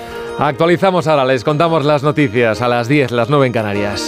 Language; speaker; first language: Spanish; native; Spanish